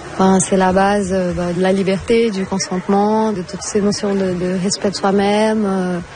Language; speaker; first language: French; non-native, fluent; Portuguese